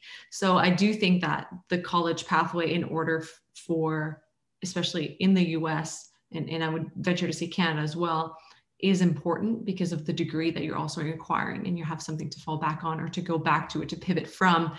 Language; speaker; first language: English; native; English